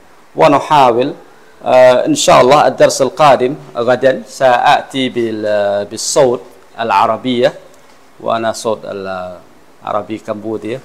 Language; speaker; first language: Arabic; non-native, fluent; Western Cham